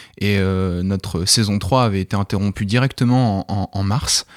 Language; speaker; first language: French; native; French